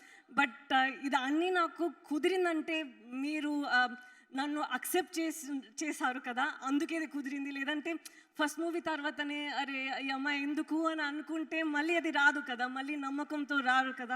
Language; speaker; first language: Telugu; non-native, fluent; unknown